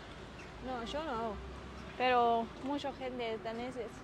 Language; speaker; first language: Spanish; non-native, learner; Danish